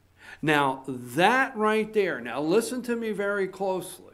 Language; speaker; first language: English; native; English